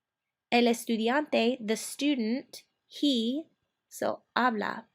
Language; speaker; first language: Spanish; non-native, fluent; English